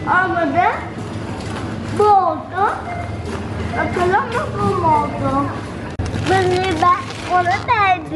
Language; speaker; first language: Turkish; early bilingual, heritage; Turkish